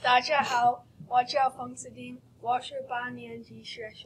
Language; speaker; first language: Chinese; non-native, learner; English